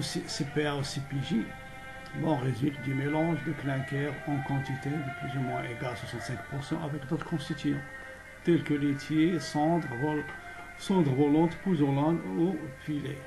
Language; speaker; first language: French; non-native, local second language; Arabic